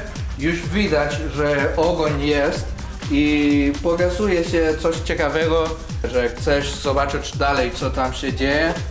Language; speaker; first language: Polish; non-native, learner; Spanish